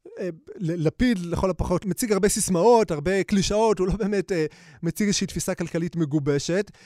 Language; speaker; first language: Hebrew; native; Hebrew